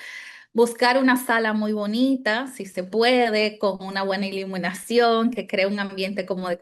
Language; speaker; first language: Spanish; native; Spanish